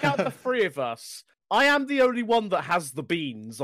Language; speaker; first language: English; native; English